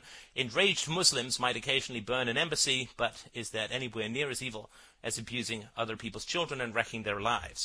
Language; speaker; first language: English; native; English